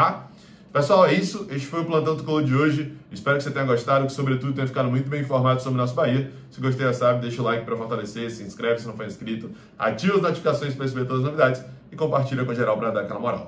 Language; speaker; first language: Portuguese; native; Portuguese